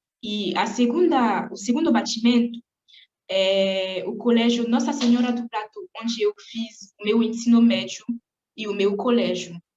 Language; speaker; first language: Portuguese; non-native, fluent; French